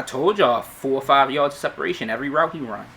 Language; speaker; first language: English; native; English